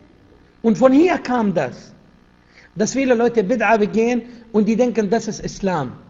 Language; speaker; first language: German; non-native, fluent; Arabic